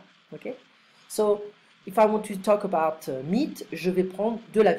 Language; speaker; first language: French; non-native, fluent; English